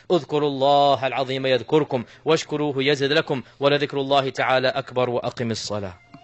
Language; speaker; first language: Arabic; non-native, fluent; English